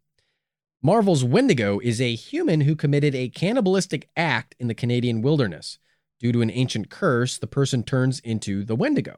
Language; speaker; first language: English; native; English